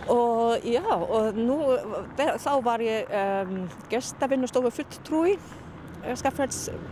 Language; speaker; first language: Icelandic; non-native, learner; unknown